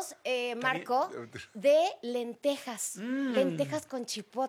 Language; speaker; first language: Spanish; native; Spanish